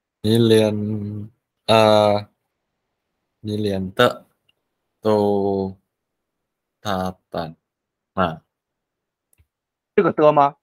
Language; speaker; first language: Chinese; non-native, learner; Vietnamese